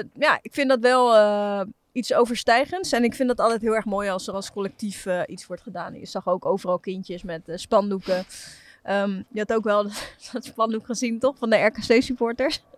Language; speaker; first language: Dutch; native; Dutch